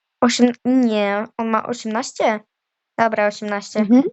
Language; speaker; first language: Polish; native; Polish